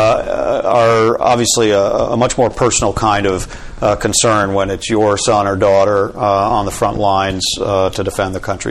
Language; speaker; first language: English; native; English